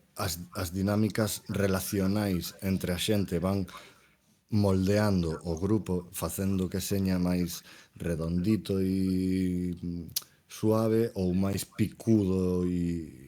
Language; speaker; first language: Galician; non-native, local second language; Spanish